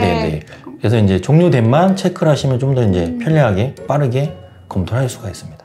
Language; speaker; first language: Korean; native; Korean